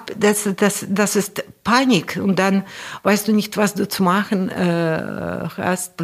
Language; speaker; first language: German; non-native, fluent; Russian